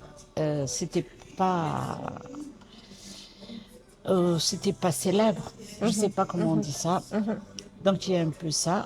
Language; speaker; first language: French; non-native, local second language; Malagasy